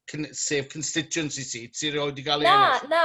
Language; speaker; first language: Welsh; native; Welsh